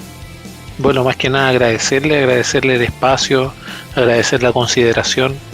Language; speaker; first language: Spanish; native; Spanish